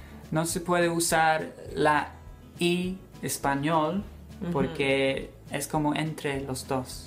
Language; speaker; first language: Spanish; non-native, fluent; English